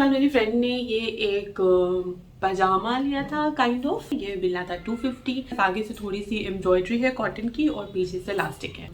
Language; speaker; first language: Hindi; native; Hindi